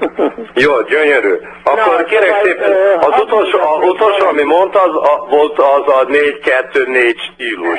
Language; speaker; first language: Hungarian; early bilingual, heritage; Portuguese